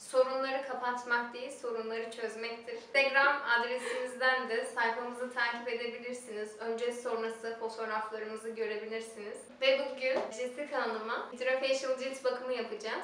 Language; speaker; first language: Turkish; native; Turkish